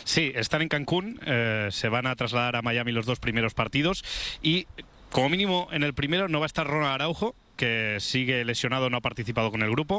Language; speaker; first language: Spanish; native; Spanish